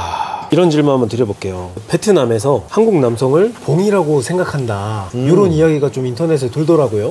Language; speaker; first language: Korean; native; Korean